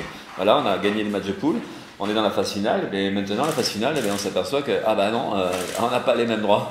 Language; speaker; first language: French; native; French